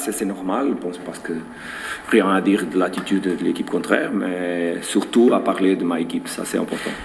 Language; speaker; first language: French; non-native, learner; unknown